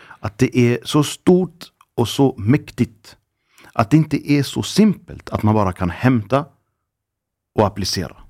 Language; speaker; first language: Swedish; early bilingual, other home language; Arabic